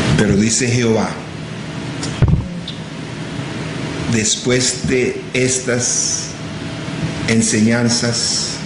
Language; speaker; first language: Spanish; non-native, local second language; English